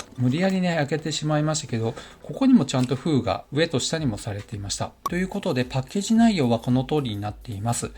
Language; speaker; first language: Japanese; native; Japanese